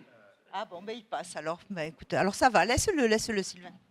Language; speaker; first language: French; native; French